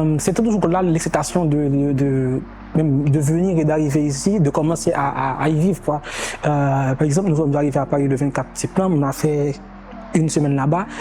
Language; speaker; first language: French; non-native, local second language; Haitian Creole